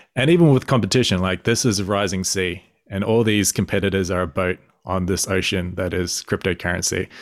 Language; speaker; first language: English; native; English